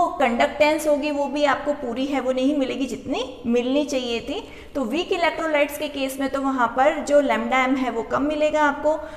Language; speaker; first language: Hindi; native; Hindi